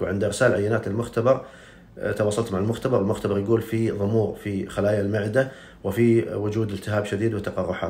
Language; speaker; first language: Arabic; native; Arabic